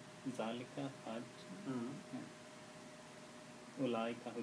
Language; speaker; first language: Arabic; non-native, learner; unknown